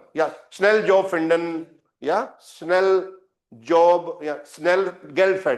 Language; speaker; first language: German; non-native, fluent; Hindi